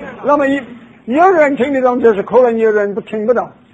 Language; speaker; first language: Chinese; non-native, fluent; English